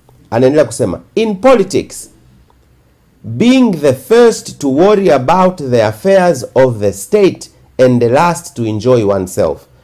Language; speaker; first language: English; non-native, local second language; Swahili